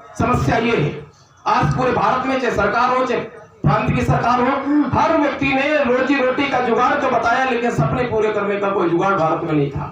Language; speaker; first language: Hindi; native; Hindi